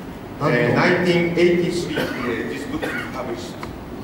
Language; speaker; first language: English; non-native, learner; Japanese